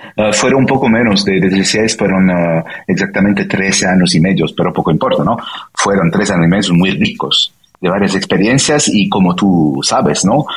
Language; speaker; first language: Spanish; non-native, fluent; French